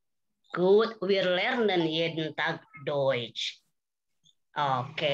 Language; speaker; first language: German; non-native, fluent; Indonesian